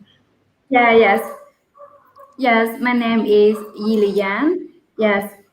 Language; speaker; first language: English; non-native, learner; Khmer